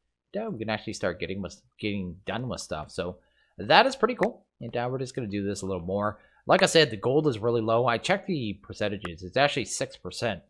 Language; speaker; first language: English; native; English